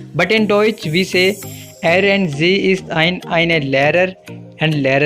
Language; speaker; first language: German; non-native, learner; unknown